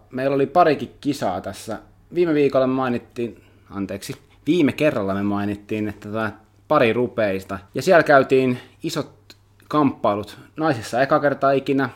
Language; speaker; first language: Finnish; native; Finnish